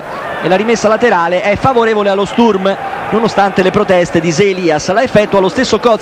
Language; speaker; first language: Italian; native; Italian